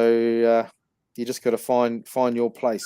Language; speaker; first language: English; native; English